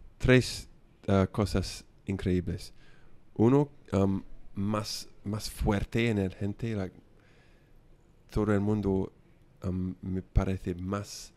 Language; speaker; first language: Spanish; non-native, learner; English